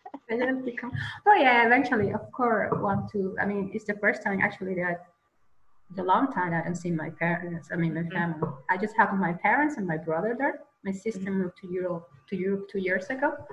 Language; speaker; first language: English; non-native, learner; Spanish